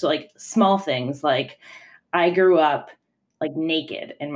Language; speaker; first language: English; non-native, fluent; Italian